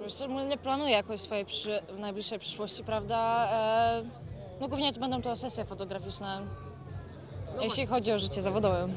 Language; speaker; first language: Polish; native; Polish